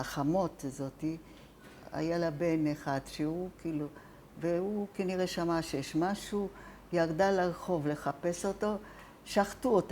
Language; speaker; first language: Hebrew; non-native, fluent; Italian